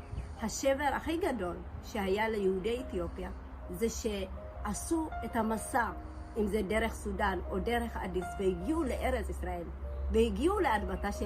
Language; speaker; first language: Hebrew; early bilingual, other home language; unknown